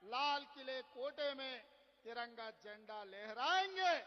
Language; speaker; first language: Hindi; non-native, local second language; Telugu